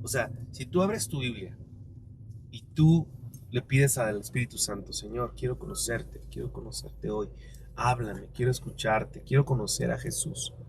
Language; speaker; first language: Spanish; native; Spanish